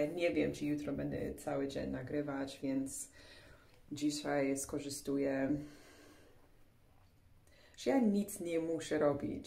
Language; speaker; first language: Polish; early bilingual, heritage; English